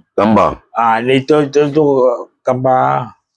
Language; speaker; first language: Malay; non-native, local second language; Tamil